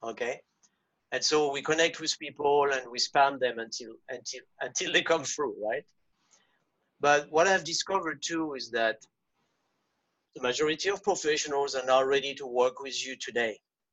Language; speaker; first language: English; non-native, fluent; French